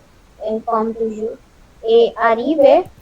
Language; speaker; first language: French; non-native, learner; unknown